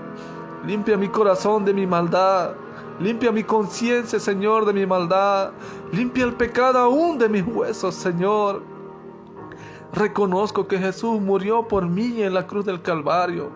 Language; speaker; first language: Spanish; native; Spanish